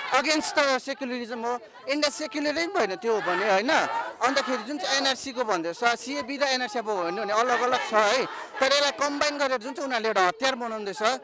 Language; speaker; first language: Nepali; native; Nepali